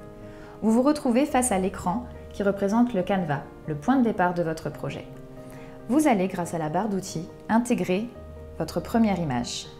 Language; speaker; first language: French; native; French